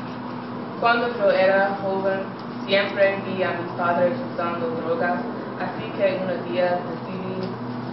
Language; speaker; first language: Spanish; non-native, learner; English